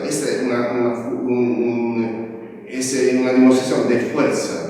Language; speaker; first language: Spanish; non-native, learner; Italian